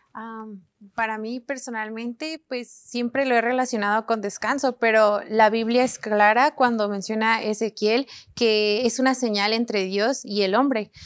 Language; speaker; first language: Spanish; native; Spanish